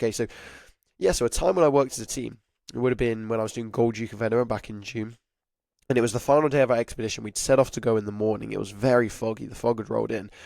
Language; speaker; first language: English; native; English